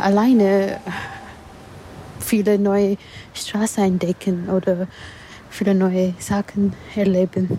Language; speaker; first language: German; non-native, learner; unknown